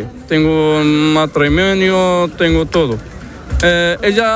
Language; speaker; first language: Spanish; non-native, learner; Arabic